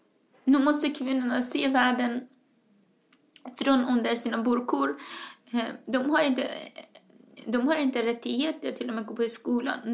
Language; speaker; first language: Swedish; non-native, fluent; Persian